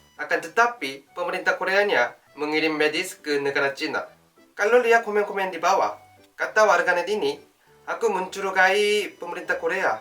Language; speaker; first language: Indonesian; non-native, learner; Korean